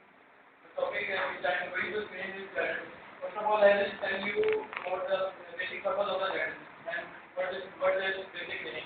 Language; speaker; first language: English; non-native, learner; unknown